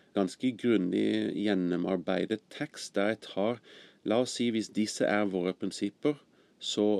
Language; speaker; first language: Norwegian; non-native, fluent; English